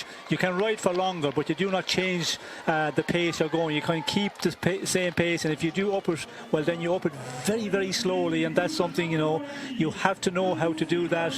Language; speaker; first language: English; native; English